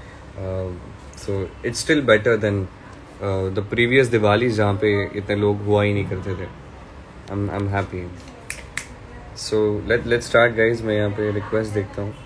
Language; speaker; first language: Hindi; non-native, local second language; Marathi